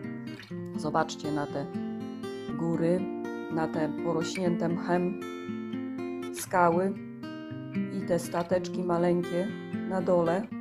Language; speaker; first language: Polish; native; Polish